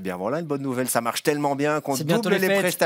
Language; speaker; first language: French; native; French